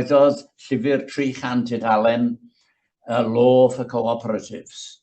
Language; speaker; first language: Welsh; native; Welsh